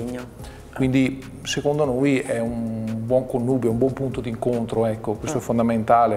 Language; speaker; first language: Italian; native; Italian